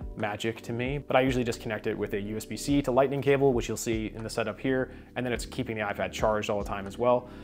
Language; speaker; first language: English; native; English